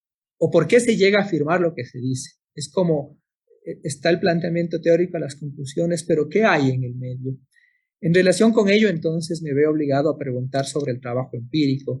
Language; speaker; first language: Spanish; native; Spanish